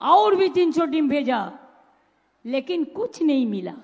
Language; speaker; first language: Hindi; non-native, local second language; Bangla